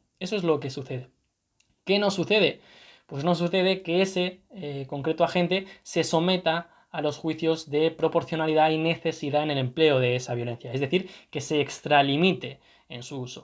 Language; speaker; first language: Spanish; native; Spanish